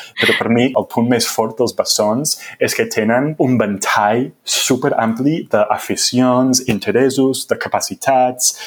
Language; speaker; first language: Catalan; non-native, fluent; English